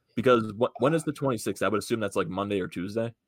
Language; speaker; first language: English; native; English